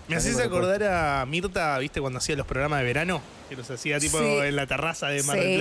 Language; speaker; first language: Spanish; native; Spanish